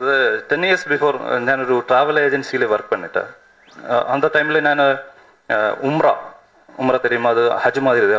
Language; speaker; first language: Tamil; non-native, learner; Malayalam